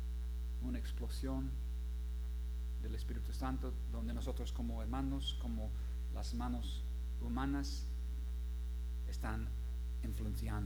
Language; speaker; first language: Spanish; non-native, fluent; English